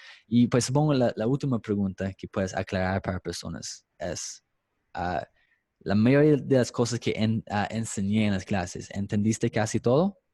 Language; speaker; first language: Spanish; non-native, fluent; English